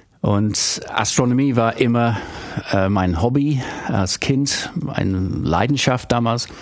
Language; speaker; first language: German; non-native, fluent; English